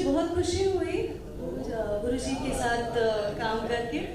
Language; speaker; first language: Hindi; non-native, local second language; Kannada